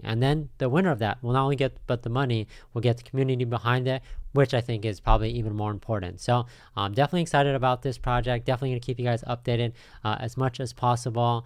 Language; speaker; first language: English; native; English